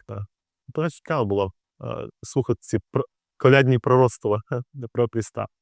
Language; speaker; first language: Ukrainian; native; Ukrainian